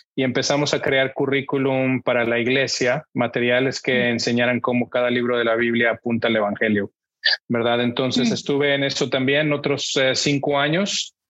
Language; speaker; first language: Spanish; native; Spanish